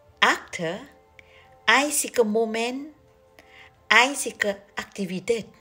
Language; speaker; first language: German; non-native, learner; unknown